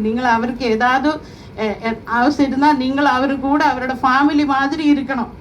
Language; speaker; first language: Tamil; non-native, learner; Malayalam